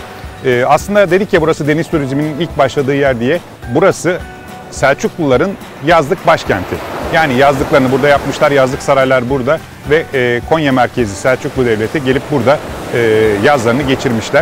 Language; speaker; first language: Turkish; native; Turkish